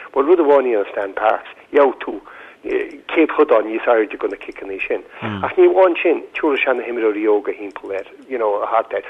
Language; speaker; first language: Irish; native; Irish